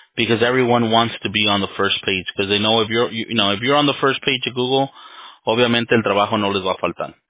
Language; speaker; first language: English; early bilingual, other home language; Spanish